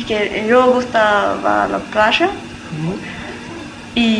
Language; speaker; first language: Spanish; non-native, learner; English